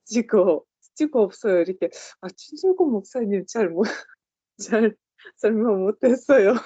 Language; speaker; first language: Korean; non-native, learner; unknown